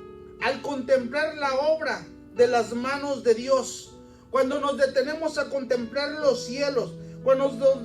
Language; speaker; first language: Spanish; native; Spanish